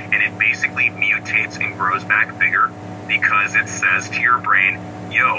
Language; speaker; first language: English; native; English